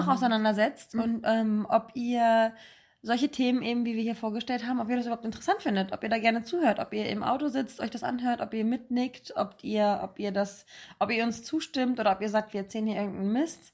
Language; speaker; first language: German; native; German